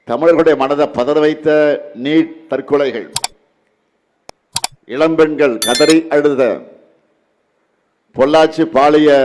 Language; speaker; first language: Tamil; native; Tamil